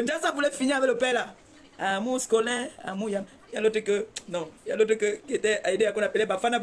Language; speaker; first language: French; native; French